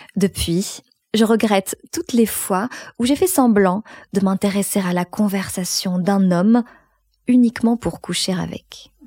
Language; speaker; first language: French; non-native, local second language; Arabic